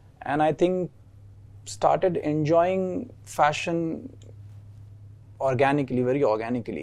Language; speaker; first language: English; non-native, local second language; Hindi